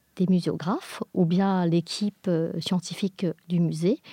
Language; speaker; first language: French; non-native, fluent; English